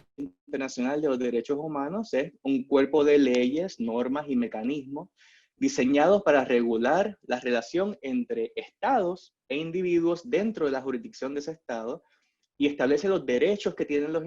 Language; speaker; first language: Spanish; native; Spanish